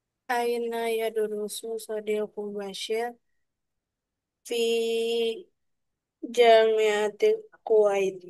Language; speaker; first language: Arabic; non-native, learner; Indonesian